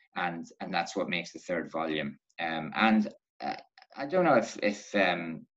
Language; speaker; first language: English; native; English